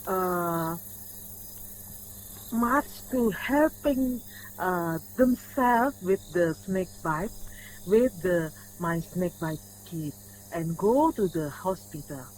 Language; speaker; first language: English; non-native, learner; Indonesian